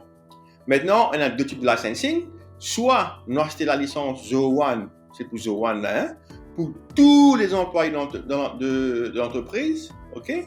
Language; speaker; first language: French; non-native, local second language; Morisyen